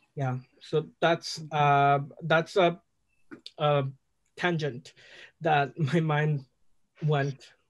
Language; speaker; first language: English; non-native, fluent; Spanish